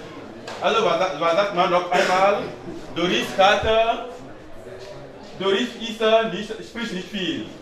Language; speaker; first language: German; non-native, learner; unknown